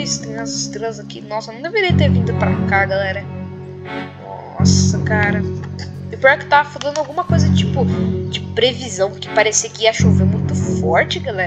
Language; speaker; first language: Portuguese; native; Portuguese